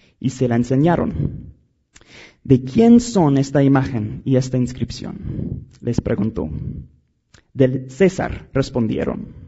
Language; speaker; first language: Spanish; non-native, fluent; English